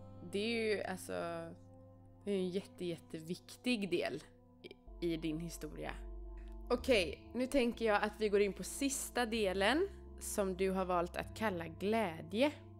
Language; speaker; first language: Swedish; native; Swedish